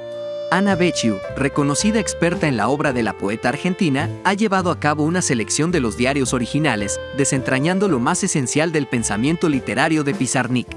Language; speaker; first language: Spanish; native; Spanish